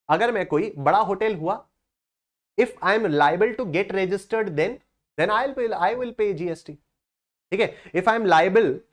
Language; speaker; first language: Hindi; native; Hindi